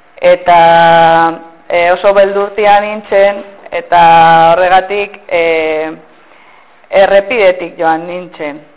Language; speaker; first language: Basque; non-native, local second language; Spanish